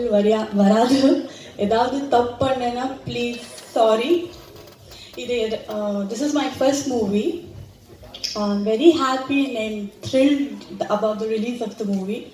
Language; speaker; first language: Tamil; non-native, learner; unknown